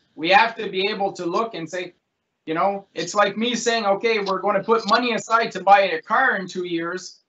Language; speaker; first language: English; non-native, local second language; French